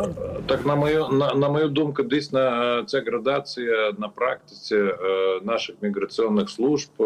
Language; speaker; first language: Ukrainian; non-native, learner; Lithuanian